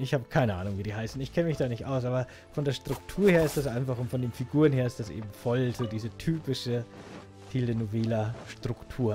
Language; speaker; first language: German; native; German